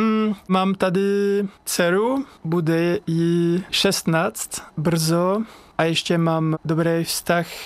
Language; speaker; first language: Czech; non-native, learner; French